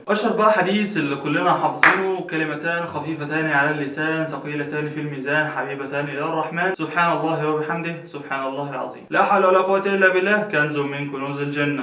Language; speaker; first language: Arabic; native; Arabic